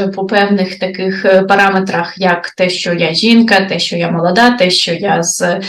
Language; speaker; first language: Ukrainian; native; Ukrainian